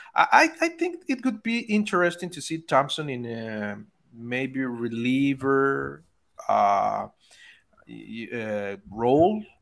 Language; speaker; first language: English; non-native, fluent; Spanish